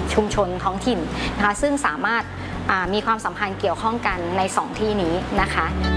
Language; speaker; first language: Thai; native; Thai